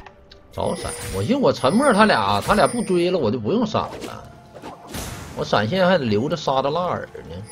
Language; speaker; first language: Chinese; native; Chinese